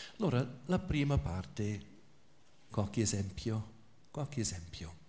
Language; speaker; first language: Italian; non-native, fluent; English